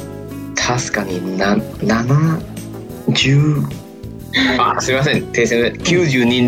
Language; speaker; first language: Japanese; non-native, fluent; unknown